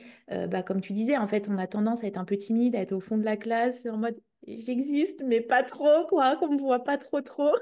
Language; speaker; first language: French; native; French